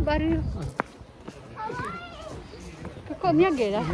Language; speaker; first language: Japanese; non-native, learner; Filipino